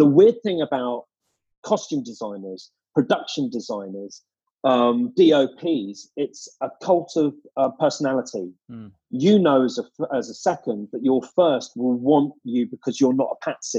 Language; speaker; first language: English; native; English